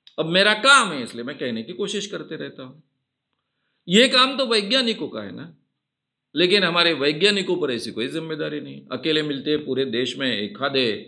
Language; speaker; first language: Hindi; non-native, local second language; Marathi